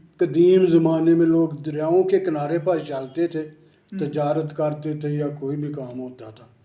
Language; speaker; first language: Urdu; non-native, local second language; Punjabi